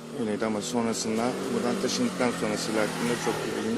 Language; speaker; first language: Turkish; native; Turkish